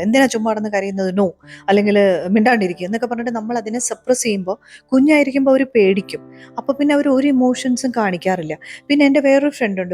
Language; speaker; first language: Malayalam; native; Malayalam